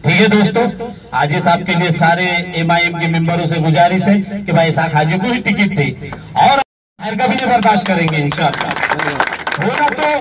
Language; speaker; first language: Hindi; native; Hindi